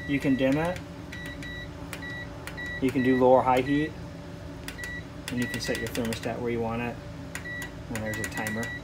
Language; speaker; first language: English; native; English